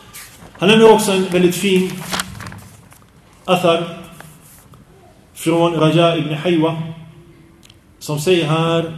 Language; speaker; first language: Swedish; early bilingual, other home language; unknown